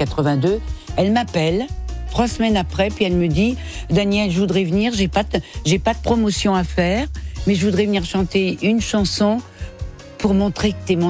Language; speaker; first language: French; native; French